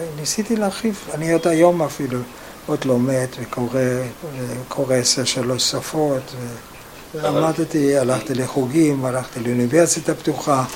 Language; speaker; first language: Hebrew; non-native, fluent; German